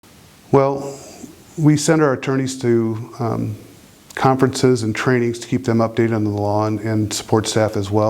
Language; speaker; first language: English; native; English